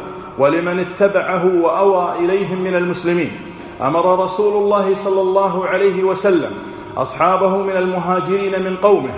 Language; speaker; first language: Arabic; native; Arabic